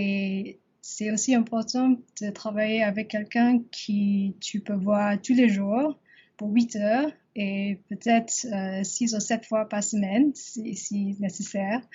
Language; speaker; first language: French; non-native, learner; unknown